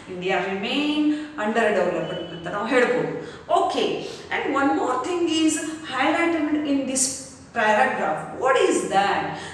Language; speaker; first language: English; non-native, local second language; Kannada